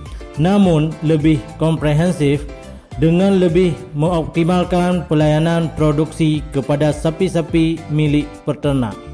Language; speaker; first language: Indonesian; native; Indonesian